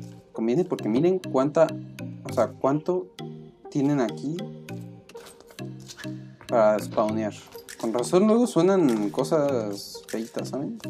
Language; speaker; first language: Spanish; native; Spanish